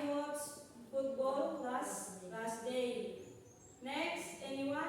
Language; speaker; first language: English; non-native, local second language; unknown